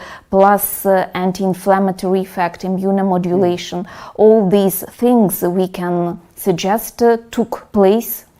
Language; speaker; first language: English; non-native, fluent; Russian